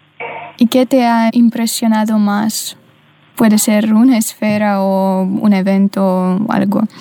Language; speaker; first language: Spanish; non-native, fluent; Russian